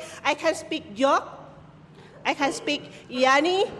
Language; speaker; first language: English; non-native, learner; Thai